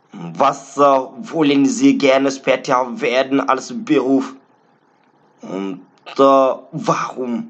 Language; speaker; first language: German; non-native, learner; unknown